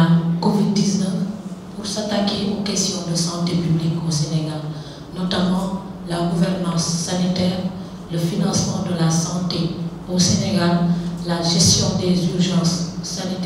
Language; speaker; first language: French; non-native, local second language; Wolof